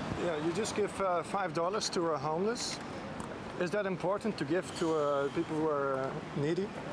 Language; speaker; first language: English; non-native, fluent; Dutch